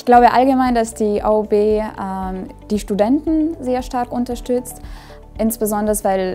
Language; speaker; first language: German; non-native, local second language; Hungarian